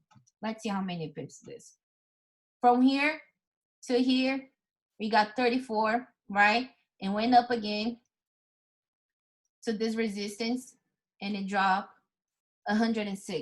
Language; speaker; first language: English; non-native, fluent; Portuguese